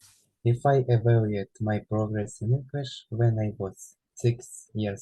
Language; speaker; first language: English; non-native, learner; Ukrainian